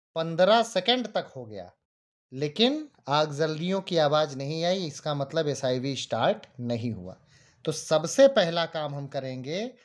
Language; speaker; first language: Hindi; native; Hindi